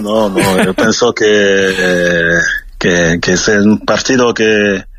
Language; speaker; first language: Spanish; non-native, fluent; French